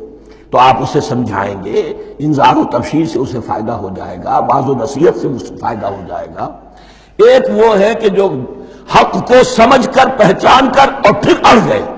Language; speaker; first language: Urdu; native; Urdu